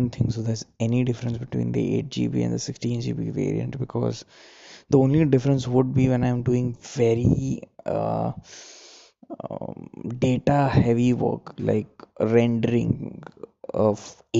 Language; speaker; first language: English; non-native, local second language; Marathi